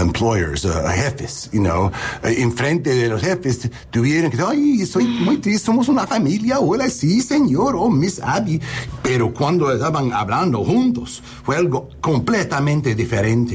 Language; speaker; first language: Spanish; non-native, learner; English